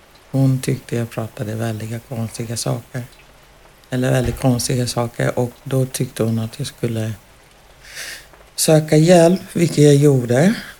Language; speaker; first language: Swedish; non-native, fluent; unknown